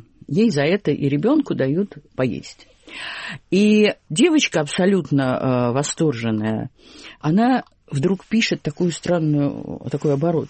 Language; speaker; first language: Russian; native; Russian